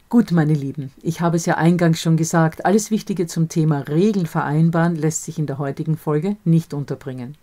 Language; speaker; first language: German; native; German